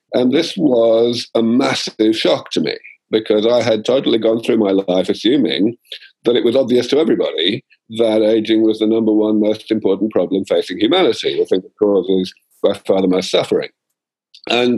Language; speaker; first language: English; native; English